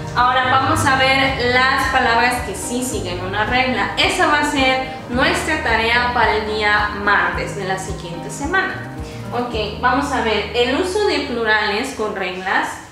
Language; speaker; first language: Spanish; native; Spanish